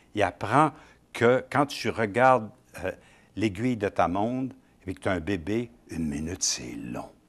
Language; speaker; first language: French; native; French